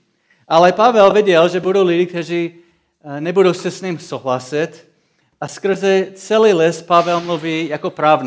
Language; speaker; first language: Czech; non-native, fluent; English